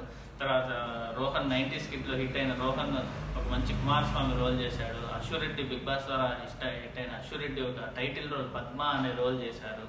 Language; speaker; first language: Telugu; native; Telugu